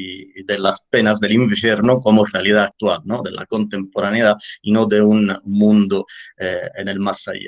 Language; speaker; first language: Spanish; native; Spanish